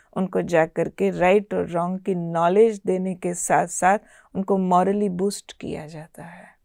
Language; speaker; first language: Hindi; native; Hindi